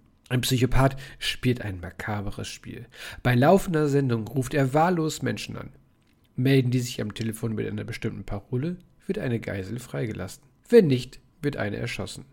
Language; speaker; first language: German; native; German